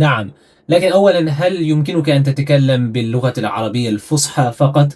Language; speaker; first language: Arabic; non-native, learner; English